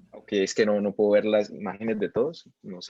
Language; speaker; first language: Spanish; native; Spanish